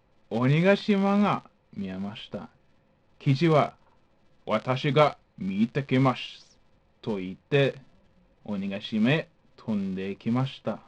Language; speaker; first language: Japanese; non-native, fluent; English